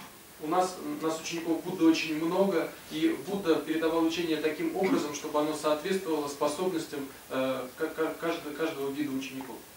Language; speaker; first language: Russian; native; Russian